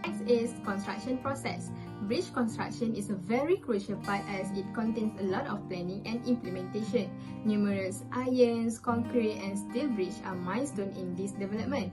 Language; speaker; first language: English; non-native, local second language; Malay